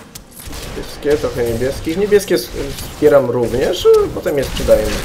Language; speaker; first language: Polish; native; Polish